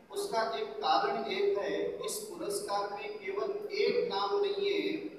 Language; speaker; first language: Hindi; non-native, local second language; Marathi